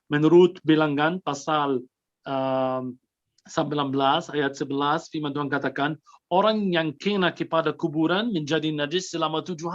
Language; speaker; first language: Indonesian; non-native, fluent; Arabic